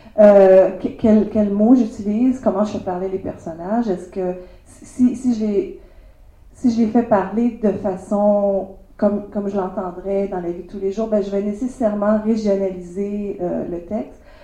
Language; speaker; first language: French; native; French